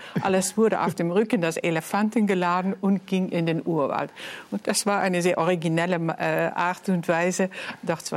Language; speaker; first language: German; non-native, fluent; Dutch